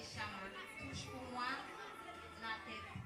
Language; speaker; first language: French; non-native, local second language; Haitian Creole